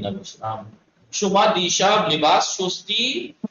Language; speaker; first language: Persian; non-native, fluent; Urdu